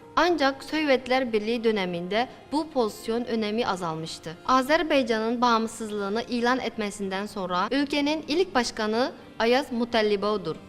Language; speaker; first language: Turkish; non-native, fluent; Uyghur